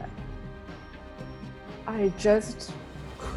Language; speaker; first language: English; native; English